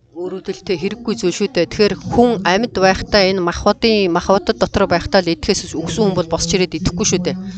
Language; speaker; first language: Mongolian; non-native, fluent; Korean